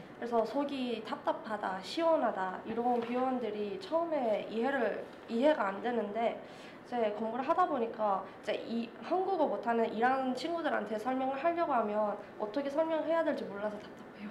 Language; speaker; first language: Korean; non-native, fluent; Persian